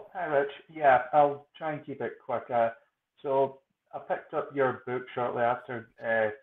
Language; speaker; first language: English; native; English